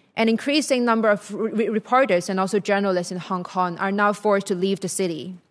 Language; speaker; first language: English; non-native, local second language; Cantonese